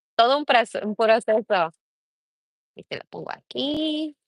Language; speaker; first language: Spanish; early bilingual, heritage; Spanish